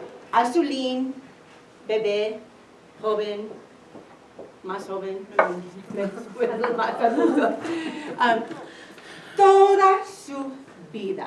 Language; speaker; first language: Spanish; non-native, fluent; English